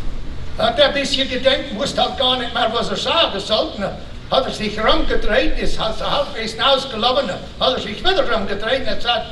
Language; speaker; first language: German; early bilingual, heritage; German